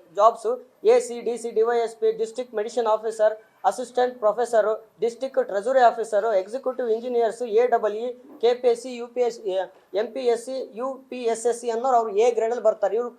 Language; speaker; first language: Kannada; non-native, local second language; Lambadi